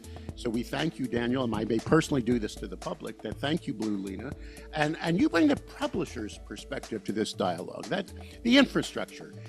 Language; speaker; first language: English; native; English